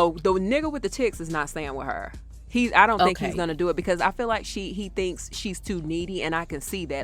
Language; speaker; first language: English; native; English